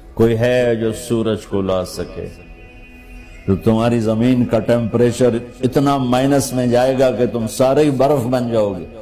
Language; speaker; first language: Urdu; non-native, local second language; Punjabi